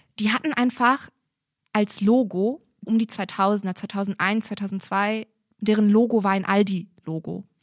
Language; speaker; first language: German; early bilingual, other home language; Turkish